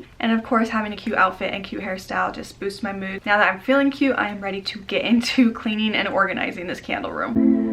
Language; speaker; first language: English; native; English